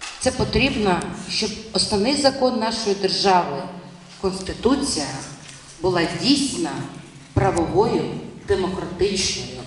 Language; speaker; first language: Ukrainian; non-native, local second language; Russian